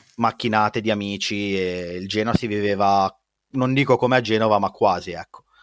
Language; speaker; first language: Italian; native; Italian